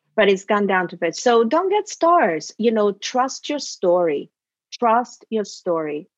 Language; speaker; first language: English; early bilingual, other home language; Italian